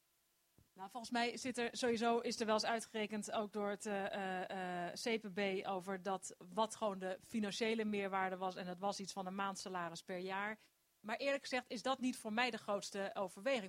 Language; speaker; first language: Dutch; native; Dutch